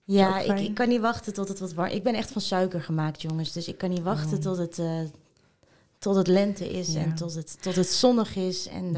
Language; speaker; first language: Dutch; native; Dutch